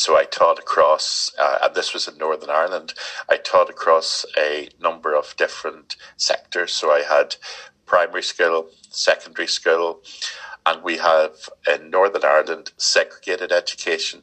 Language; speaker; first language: English; native; English